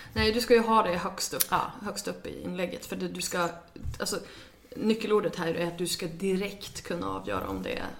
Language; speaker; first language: Swedish; native; Swedish